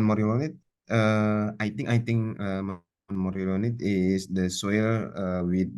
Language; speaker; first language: English; non-native, learner; Indonesian